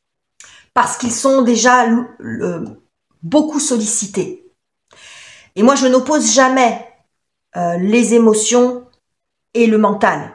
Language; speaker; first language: French; native; French